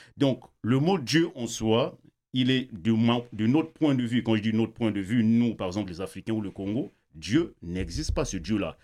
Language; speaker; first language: French; non-native, local second language; Kongo